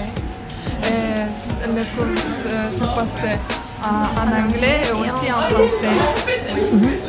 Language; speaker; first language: French; non-native, learner; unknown